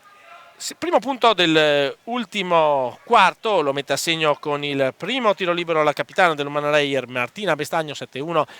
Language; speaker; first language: Italian; native; Italian